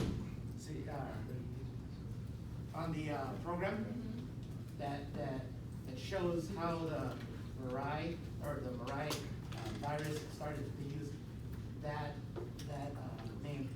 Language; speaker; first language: English; non-native, fluent; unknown